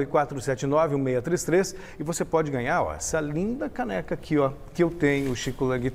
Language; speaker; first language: Portuguese; native; Portuguese